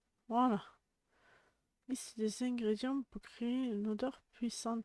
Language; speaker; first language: French; native; French